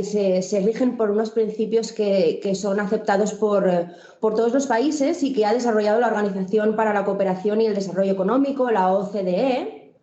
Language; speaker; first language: Spanish; native; Spanish